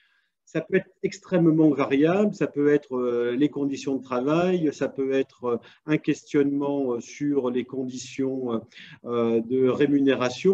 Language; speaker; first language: French; native; French